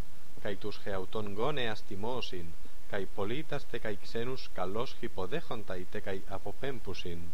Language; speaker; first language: Greek; non-native, fluent; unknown